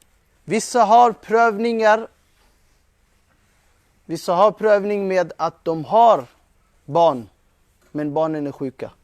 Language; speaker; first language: Swedish; non-native, fluent; Urdu